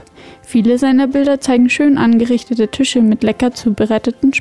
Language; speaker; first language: German; native; German